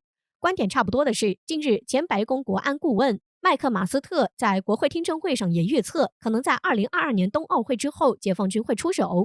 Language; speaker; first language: Chinese; native; Chinese